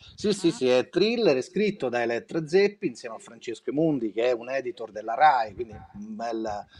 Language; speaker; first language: Italian; native; Italian